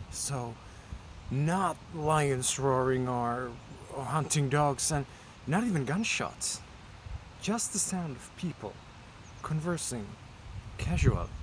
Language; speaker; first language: English; non-native, fluent; Finnish